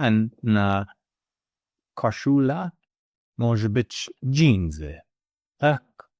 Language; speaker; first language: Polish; non-native, learner; English